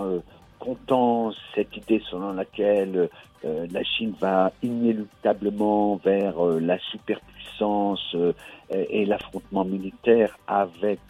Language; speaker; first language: French; native; French